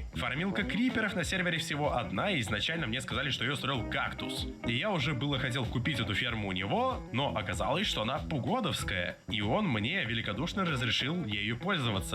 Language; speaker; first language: Russian; native; Russian